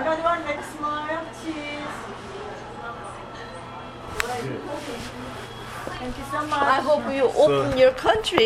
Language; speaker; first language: English; non-native, learner; Korean